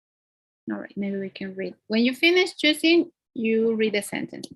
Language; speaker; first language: English; non-native, fluent; Spanish